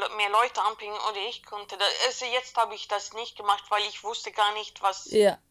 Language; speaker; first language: German; non-native, fluent; Swedish